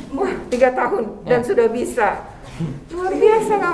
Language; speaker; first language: Indonesian; native; Indonesian